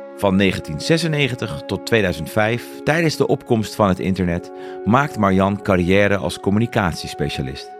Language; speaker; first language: Dutch; native; Dutch